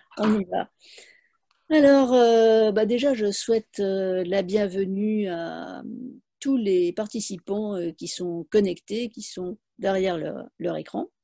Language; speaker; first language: French; native; French